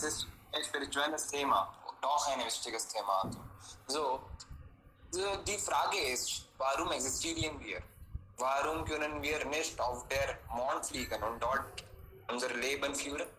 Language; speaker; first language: German; non-native, learner; Hindi